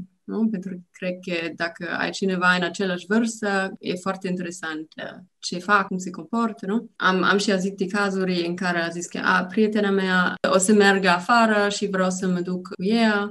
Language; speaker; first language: Romanian; non-native, learner; German